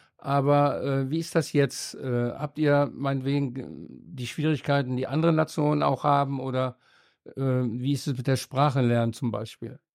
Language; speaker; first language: German; native; German